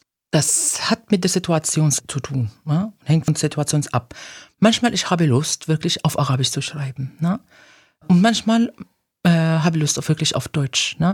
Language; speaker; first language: German; non-native, fluent; Arabic